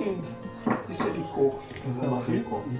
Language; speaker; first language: Portuguese; non-native, local second language; Kabuverdianu